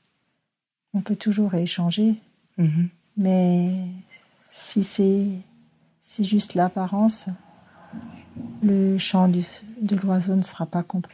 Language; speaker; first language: French; native; French